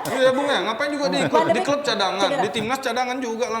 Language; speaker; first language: Indonesian; native; Indonesian